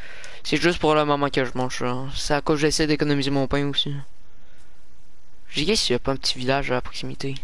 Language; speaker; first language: French; native; French